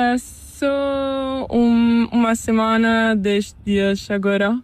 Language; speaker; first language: Spanish; non-native, learner; Italian